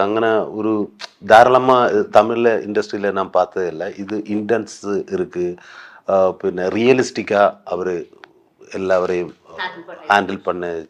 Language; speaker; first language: Tamil; non-native, learner; Malayalam